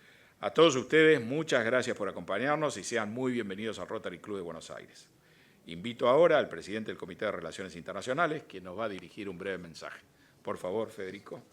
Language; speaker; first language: Spanish; native; Spanish